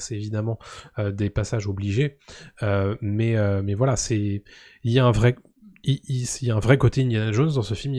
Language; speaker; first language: French; native; French